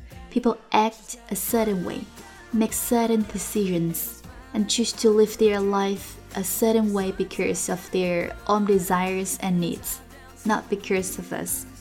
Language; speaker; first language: English; non-native, fluent; Chinese